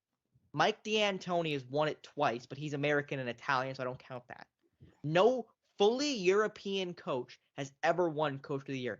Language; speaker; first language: English; native; English